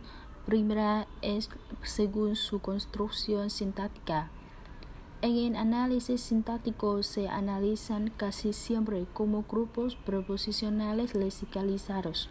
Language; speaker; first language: Spanish; non-native, learner; Vietnamese